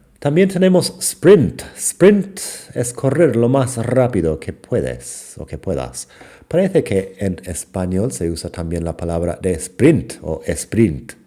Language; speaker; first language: Spanish; non-native, fluent; English